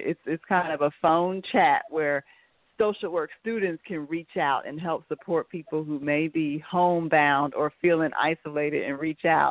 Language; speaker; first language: English; native; English